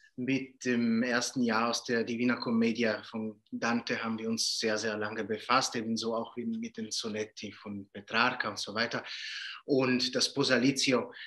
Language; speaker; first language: German; non-native, local second language; Italian